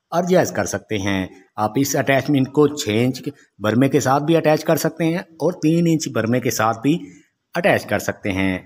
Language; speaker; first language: Urdu; non-native, local second language; Saraiki